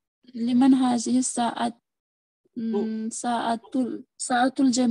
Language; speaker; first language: Arabic; non-native, learner; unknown